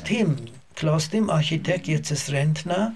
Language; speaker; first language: German; non-native, learner; Azerbaijani